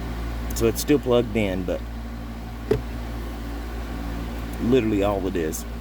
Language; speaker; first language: English; native; English